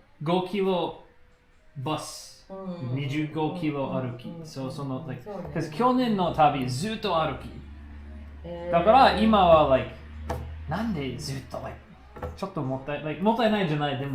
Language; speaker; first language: Japanese; non-native, learner; English